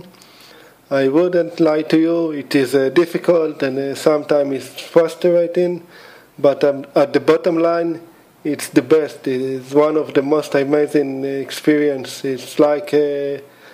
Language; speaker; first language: English; non-native, fluent; Hebrew